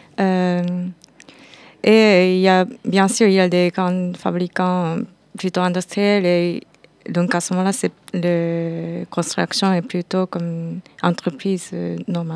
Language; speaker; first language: French; non-native, fluent; Japanese